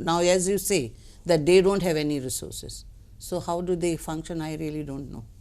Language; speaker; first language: English; non-native, local second language; Konkani